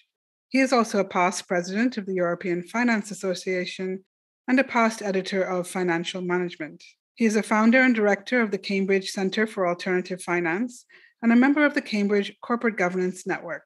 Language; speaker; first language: English; non-native, local second language; Urdu